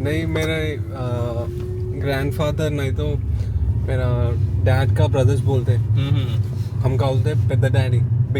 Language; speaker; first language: Hindi; non-native, local second language; Telugu